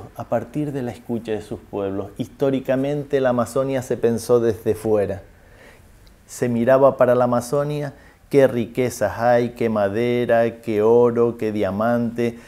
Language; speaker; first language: Spanish; native; Spanish